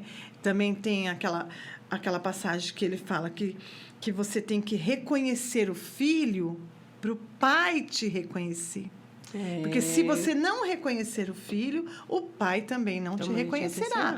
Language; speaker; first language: Portuguese; native; Portuguese